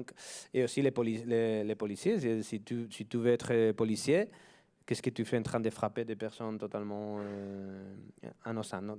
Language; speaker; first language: French; non-native, fluent; Spanish